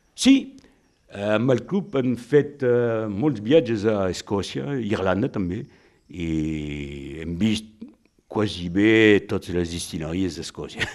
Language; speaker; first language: Catalan; non-native, local second language; French